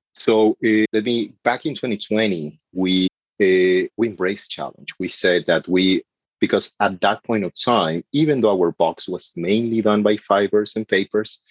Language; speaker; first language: English; non-native, fluent; Spanish